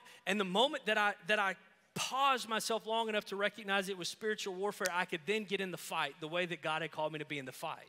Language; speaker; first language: English; native; English